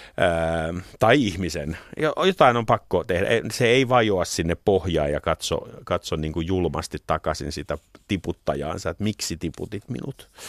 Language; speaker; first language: Finnish; native; Finnish